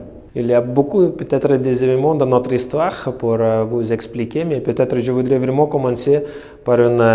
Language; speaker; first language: French; non-native, fluent; Lithuanian